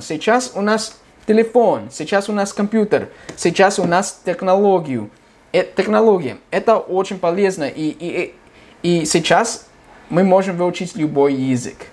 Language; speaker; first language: Russian; non-native, fluent; English